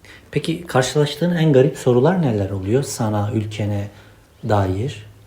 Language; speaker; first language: Turkish; native; Turkish